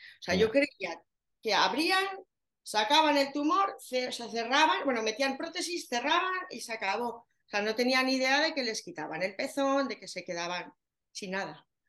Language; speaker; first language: Spanish; native; Spanish